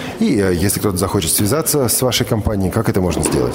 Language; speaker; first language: Russian; native; Russian